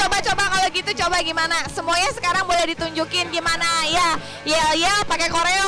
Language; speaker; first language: Indonesian; native; Indonesian